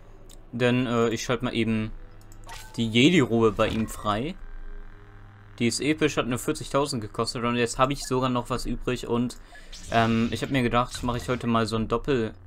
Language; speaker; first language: German; native; German